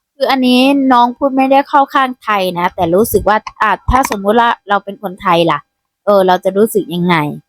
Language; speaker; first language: Thai; non-native, fluent; Lao